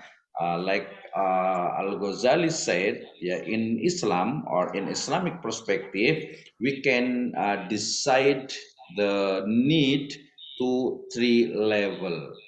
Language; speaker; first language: English; non-native, learner; Indonesian